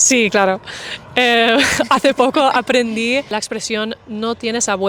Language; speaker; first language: Spanish; non-native, fluent; English